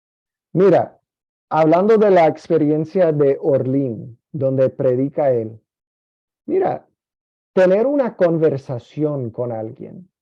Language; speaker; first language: Spanish; non-native, fluent; English